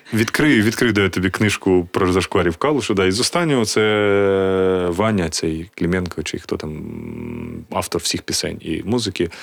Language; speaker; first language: Ukrainian; native; Ukrainian